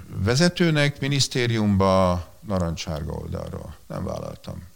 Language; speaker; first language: Hungarian; native; Hungarian